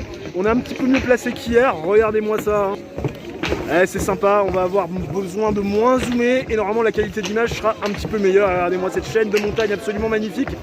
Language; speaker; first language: French; native; French